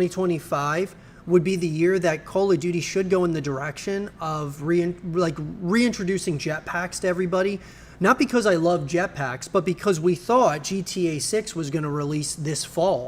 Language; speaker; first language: English; native; English